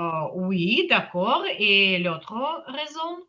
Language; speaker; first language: French; non-native, fluent; Ukrainian